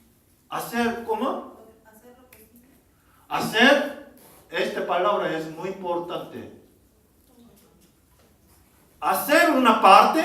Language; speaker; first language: Spanish; non-native, learner; Korean